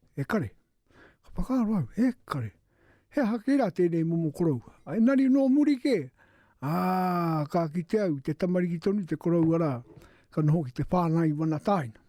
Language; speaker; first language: Māori; native; Māori